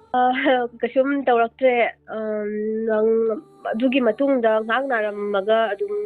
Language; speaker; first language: Manipuri; native; Manipuri